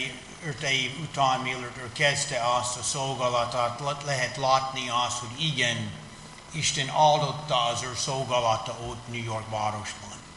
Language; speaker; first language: Hungarian; non-native, fluent; English